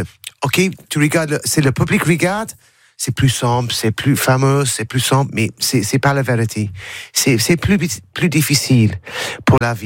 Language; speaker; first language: French; non-native, learner; English